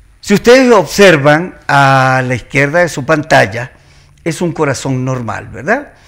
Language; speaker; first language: Spanish; native; Spanish